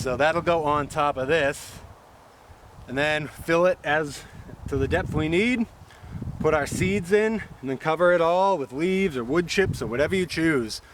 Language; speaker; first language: English; native; English